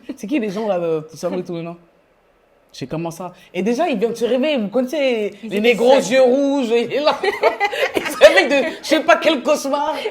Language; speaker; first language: French; native; French